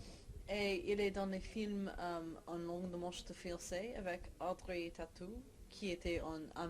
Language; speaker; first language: French; non-native, learner; English